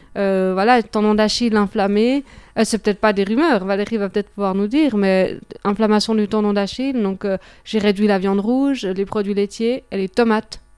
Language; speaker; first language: French; native; French